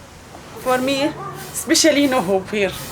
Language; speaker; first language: English; non-native, learner; Arabic